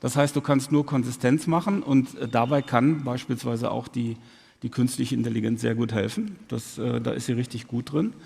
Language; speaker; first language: German; native; German